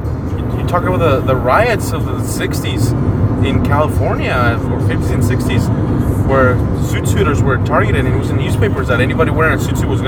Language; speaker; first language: English; non-native, fluent; Spanish